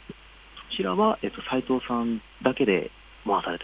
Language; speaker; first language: Japanese; native; Japanese